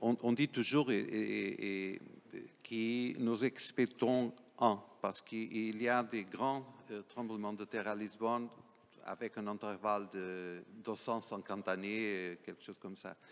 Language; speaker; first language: French; non-native, fluent; Portuguese